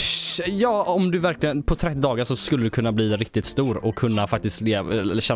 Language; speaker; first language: Swedish; native; Swedish